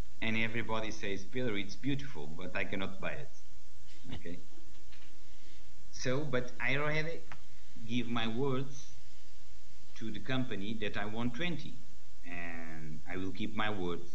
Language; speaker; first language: English; non-native, learner; Portuguese